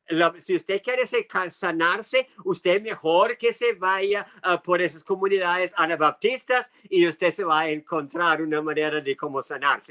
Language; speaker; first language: Spanish; non-native, fluent; English